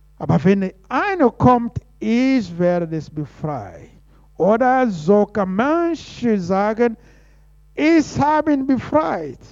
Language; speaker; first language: German; non-native, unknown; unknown